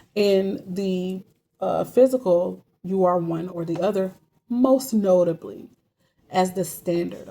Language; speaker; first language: English; native; English